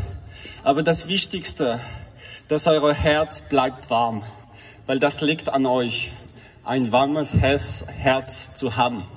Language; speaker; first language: German; non-native, fluent; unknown